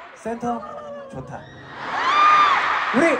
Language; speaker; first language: Korean; native; Korean